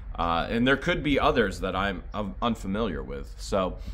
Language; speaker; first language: English; native; English